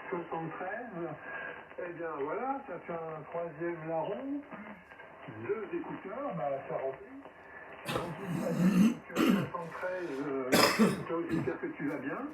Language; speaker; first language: French; native; French